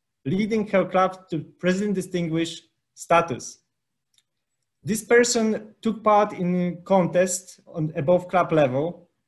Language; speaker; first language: English; non-native, fluent; Polish